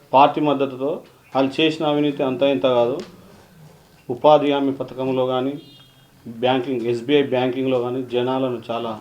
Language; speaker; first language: Telugu; native; Telugu